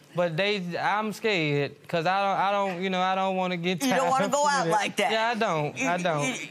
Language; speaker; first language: English; native; English